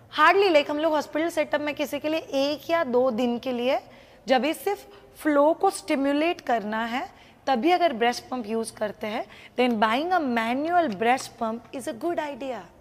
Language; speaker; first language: Hindi; non-native, local second language; Marathi